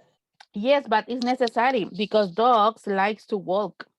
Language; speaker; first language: English; non-native, fluent; Spanish